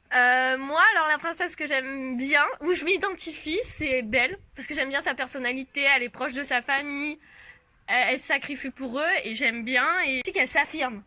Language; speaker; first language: French; native; French